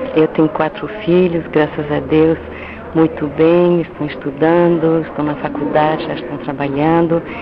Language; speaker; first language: Portuguese; non-native, fluent; French